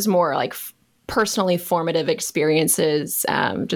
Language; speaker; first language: English; native; English